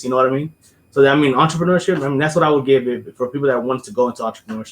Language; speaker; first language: English; native; English